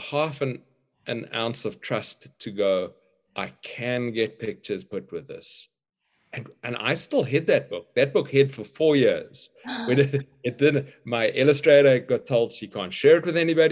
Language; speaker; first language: English; native; English